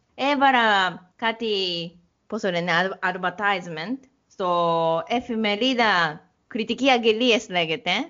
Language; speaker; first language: Greek; non-native, learner; Japanese